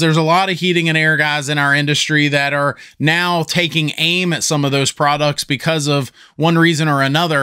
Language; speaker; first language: English; native; English